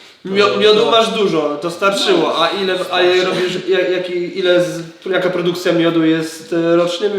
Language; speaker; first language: Polish; native; Polish